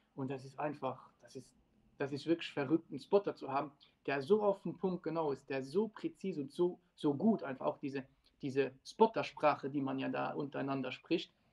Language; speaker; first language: German; non-native, local second language; Luxembourgish